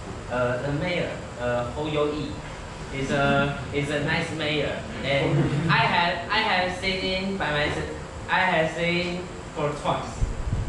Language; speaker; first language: English; non-native, learner; Chinese